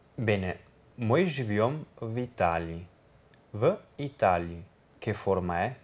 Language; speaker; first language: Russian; non-native, learner; Italian